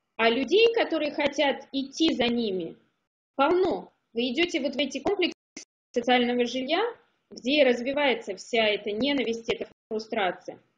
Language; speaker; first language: Russian; native; Russian